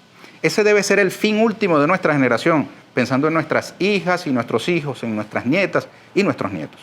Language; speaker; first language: Spanish; native; Spanish